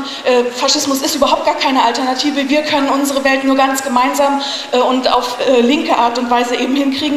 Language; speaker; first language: German; native; German